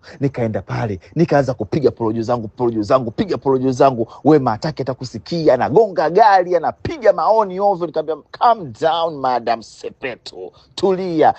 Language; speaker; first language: Swahili; native; Swahili